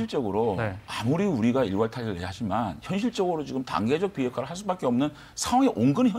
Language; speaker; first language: Korean; native; Korean